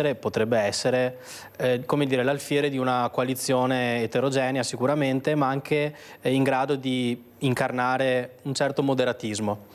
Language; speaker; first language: Italian; native; Italian